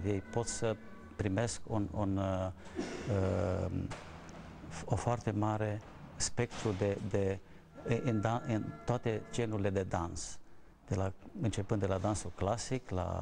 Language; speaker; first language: Romanian; non-native, fluent; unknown